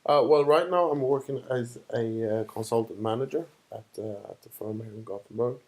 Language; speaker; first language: English; non-native, fluent; Swedish